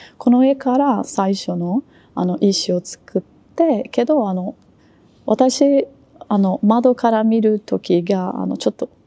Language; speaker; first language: Japanese; non-native, learner; Portuguese